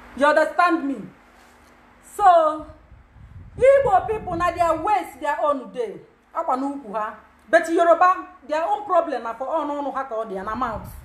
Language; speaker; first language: Nigerian Pidgin; non-native, local second language; Igbo